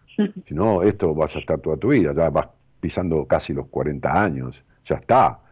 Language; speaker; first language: Spanish; native; Spanish